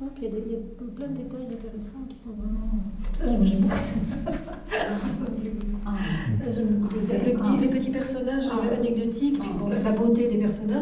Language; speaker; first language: French; native; French